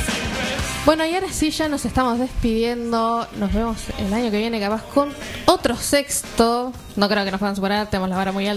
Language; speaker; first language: Spanish; native; Spanish